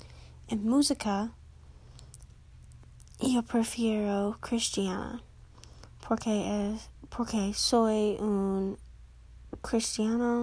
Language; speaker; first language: Spanish; non-native, learner; English